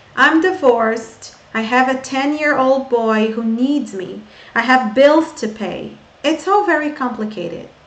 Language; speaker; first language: English; non-native, fluent; Portuguese